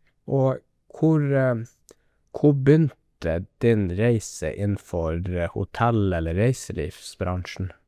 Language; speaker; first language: Norwegian; native; Norwegian